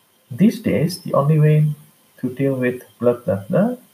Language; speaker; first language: English; non-native, fluent; Indonesian